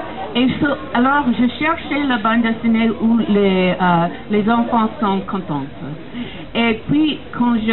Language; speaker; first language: French; non-native, learner; English